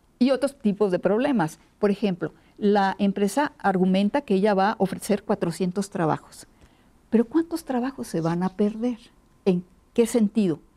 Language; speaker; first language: Spanish; native; Spanish